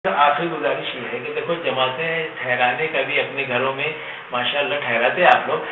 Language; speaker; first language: Urdu; native; Urdu